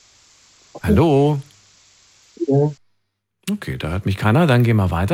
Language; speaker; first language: German; native; German